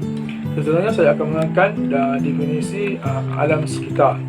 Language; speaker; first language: Malay; native; Malay